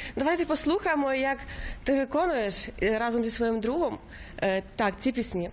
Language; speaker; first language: Ukrainian; native; Ukrainian